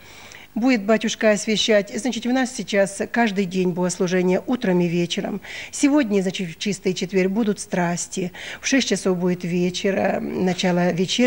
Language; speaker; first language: Russian; native; Russian